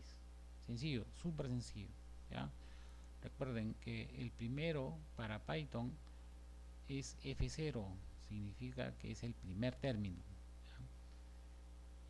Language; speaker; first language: Spanish; native; Spanish